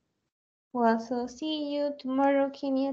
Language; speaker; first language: English; non-native, learner; Spanish